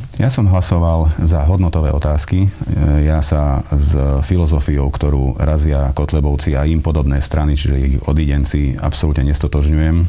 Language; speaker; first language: Slovak; non-native, local second language; Hungarian